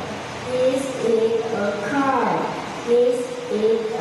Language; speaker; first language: English; non-native, learner; Vietnamese